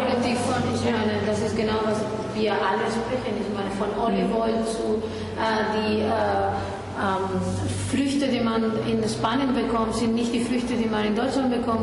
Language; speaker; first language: German; non-native, fluent; Spanish